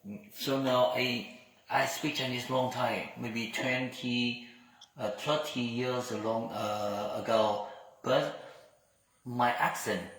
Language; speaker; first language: English; non-native, learner; Vietnamese